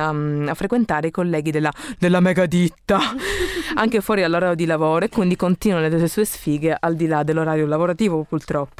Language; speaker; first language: Italian; native; Italian